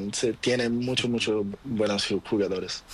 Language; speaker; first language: Spanish; non-native, learner; Portuguese